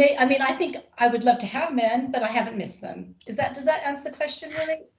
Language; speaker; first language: English; native; English